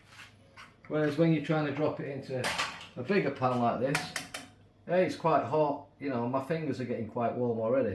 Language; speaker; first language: English; native; English